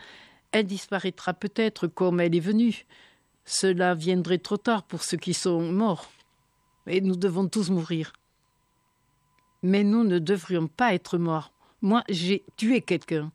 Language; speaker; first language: French; native; French